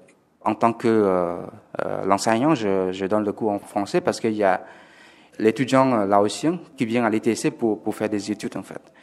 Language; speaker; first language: French; non-native, fluent; Khmer